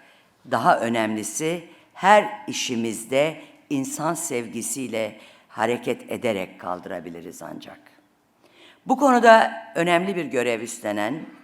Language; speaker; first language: Turkish; native; Turkish